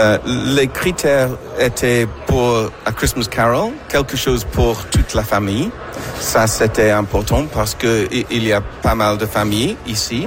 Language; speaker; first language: French; non-native, learner; English